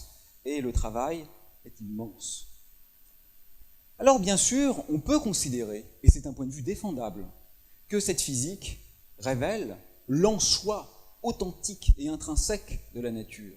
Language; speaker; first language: French; native; French